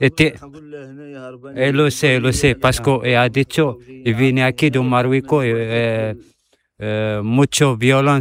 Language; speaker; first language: Spanish; non-native, learner; Arabic